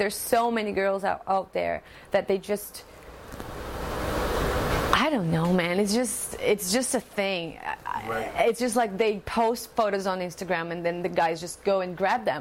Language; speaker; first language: English; non-native, fluent; Portuguese